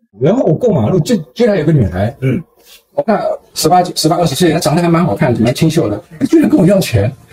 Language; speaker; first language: Chinese; native; Chinese